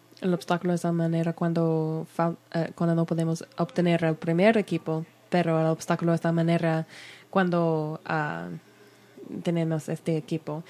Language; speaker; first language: Spanish; non-native, learner; English